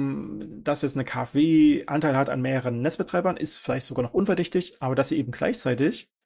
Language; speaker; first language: German; native; German